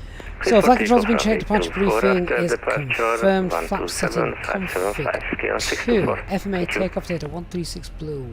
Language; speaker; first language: English; native; English